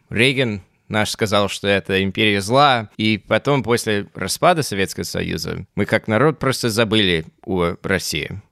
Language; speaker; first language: Russian; non-native, fluent; English